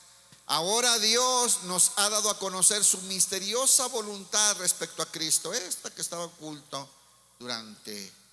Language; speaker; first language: Spanish; native; Spanish